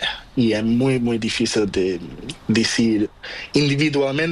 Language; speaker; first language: Spanish; non-native, learner; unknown